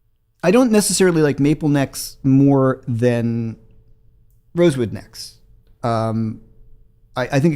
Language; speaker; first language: English; native; English